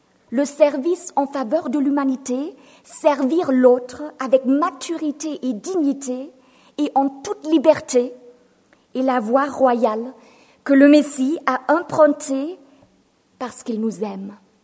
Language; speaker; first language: French; non-native, fluent; German